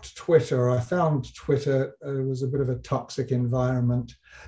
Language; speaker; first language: English; native; English